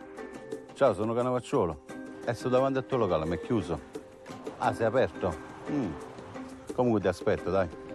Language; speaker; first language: Italian; native; Italian